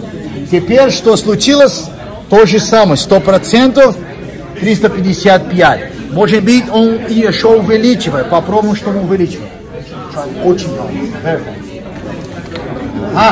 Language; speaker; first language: Russian; non-native, fluent; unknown